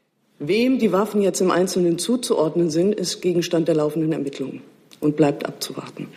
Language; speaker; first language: German; native; German